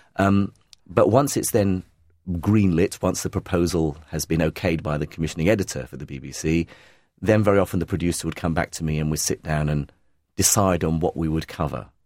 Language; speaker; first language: English; early bilingual, other home language; Arabic